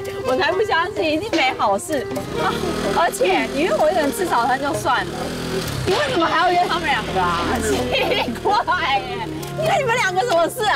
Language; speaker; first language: Chinese; native; Chinese